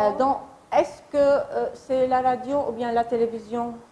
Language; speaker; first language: French; non-native, fluent; Arabic